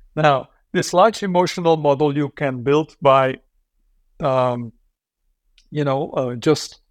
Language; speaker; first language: English; non-native, fluent; Dutch